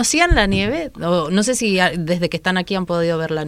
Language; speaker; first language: Spanish; native; Spanish